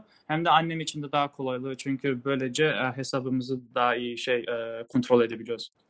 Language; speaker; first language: Turkish; early bilingual, other home language; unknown